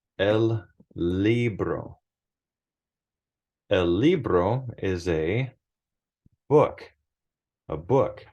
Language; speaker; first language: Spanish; non-native, fluent; English